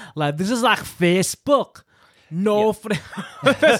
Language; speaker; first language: English; native; English